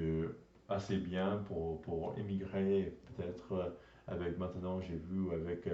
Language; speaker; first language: French; non-native, learner; English